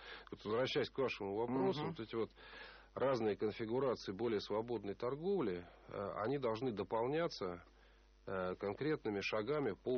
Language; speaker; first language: Russian; native; Russian